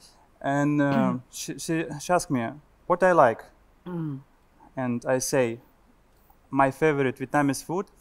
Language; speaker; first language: English; non-native, learner; Russian